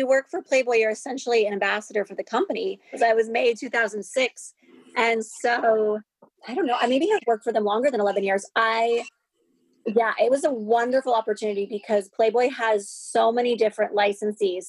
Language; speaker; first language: English; native; English